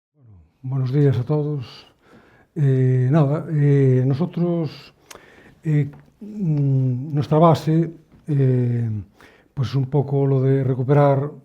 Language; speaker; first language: Spanish; native; Spanish